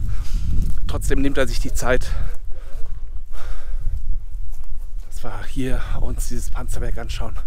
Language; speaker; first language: German; native; German